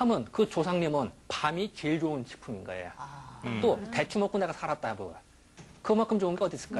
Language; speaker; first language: Korean; native; Korean